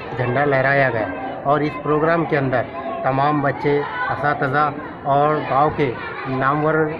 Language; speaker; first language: Hindi; native; Hindi